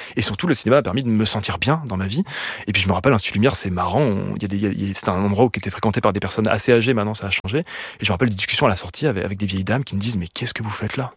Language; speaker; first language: French; native; French